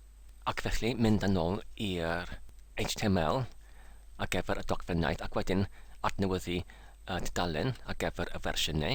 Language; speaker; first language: Welsh; non-native, learner; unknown